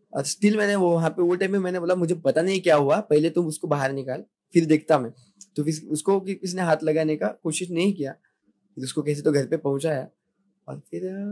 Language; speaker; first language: Hindi; non-native, local second language; Marathi